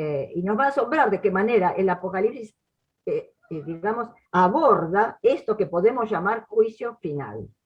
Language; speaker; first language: Spanish; native; Spanish